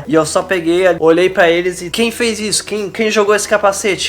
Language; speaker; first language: Portuguese; native; Portuguese